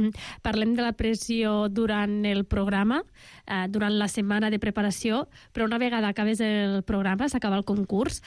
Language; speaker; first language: Catalan; native; Catalan